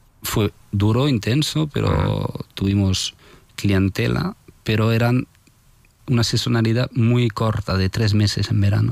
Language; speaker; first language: Spanish; non-native, fluent; French